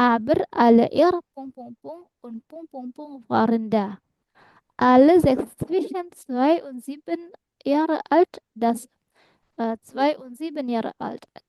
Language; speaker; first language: German; non-native, fluent; Indonesian